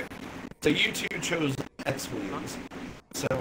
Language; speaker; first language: English; native; English